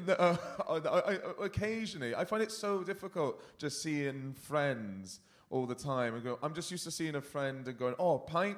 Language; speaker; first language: English; native; English